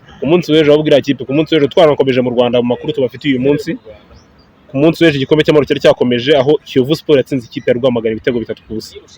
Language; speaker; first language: Kinyarwanda; native; Kinyarwanda